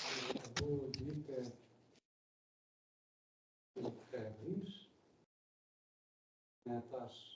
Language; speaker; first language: French; non-native, learner; Russian